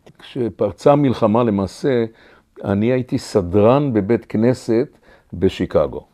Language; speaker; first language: Hebrew; native; Hebrew